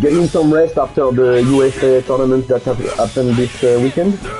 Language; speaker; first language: English; non-native, fluent; French